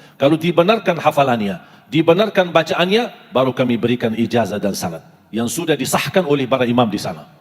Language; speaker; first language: Malay; non-native, fluent; Arabic